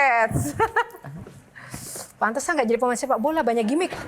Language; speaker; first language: Indonesian; native; Indonesian